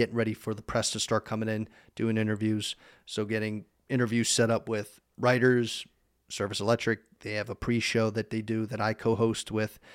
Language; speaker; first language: English; native; English